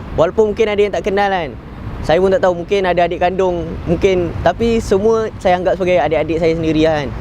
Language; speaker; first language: Malay; native; Malay